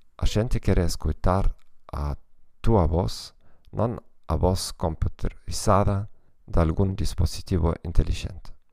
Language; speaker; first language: Portuguese; non-native, learner; German